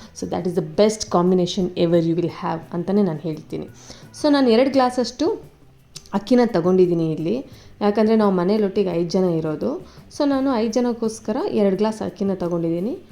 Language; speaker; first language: Kannada; non-native, local second language; Tulu